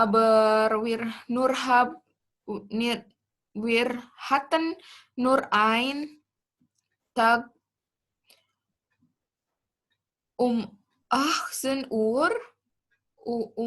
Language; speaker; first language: German; non-native, learner; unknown